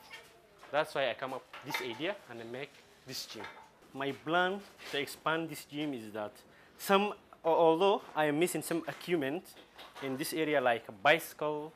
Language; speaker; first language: English; non-native, local second language; Somali